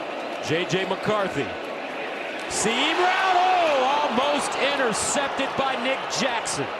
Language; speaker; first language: English; native; English